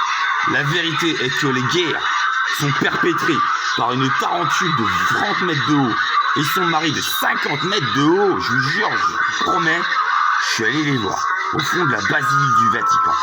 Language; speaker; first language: French; native; French